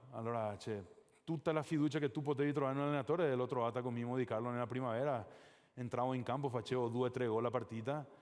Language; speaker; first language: Italian; non-native, fluent; Spanish